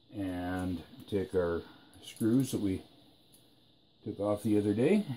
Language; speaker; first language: English; native; English